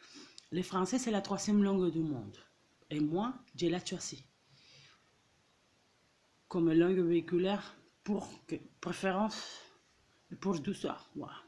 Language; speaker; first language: French; non-native, fluent; Catalan